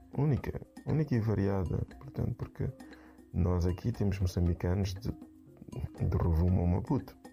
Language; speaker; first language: Portuguese; native; Portuguese